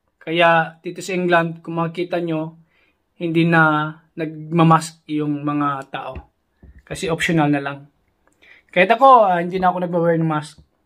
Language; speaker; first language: Filipino; non-native, local second language; Cebuano